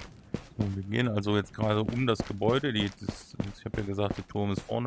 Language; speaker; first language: German; native; German